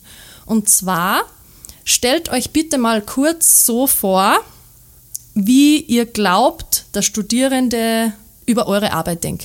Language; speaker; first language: German; native; German